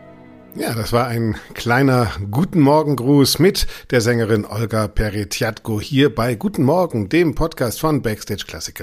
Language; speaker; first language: German; native; German